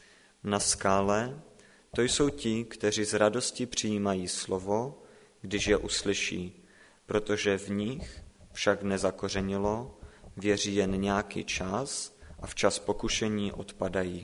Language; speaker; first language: Czech; native; Czech